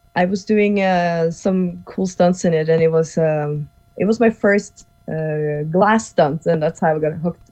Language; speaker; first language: English; non-native, fluent; Norwegian